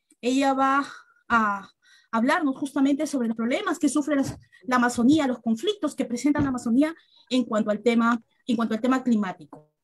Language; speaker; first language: Spanish; native; Spanish